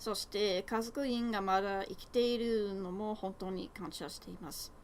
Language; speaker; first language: Japanese; non-native, learner; English